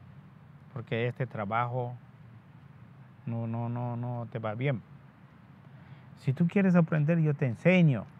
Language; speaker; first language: Spanish; non-native, local second language; Yucateco